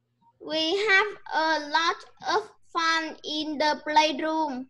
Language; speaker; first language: English; non-native, learner; Vietnamese